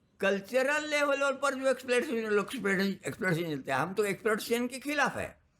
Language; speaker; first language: Hindi; non-native, local second language; Marathi